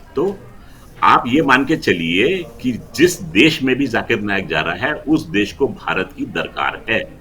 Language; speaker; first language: Hindi; non-native, local second language; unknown